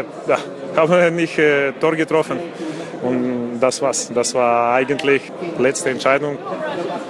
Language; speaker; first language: German; non-native, learner; Russian